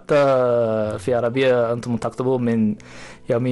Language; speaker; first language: Arabic; non-native, fluent; Japanese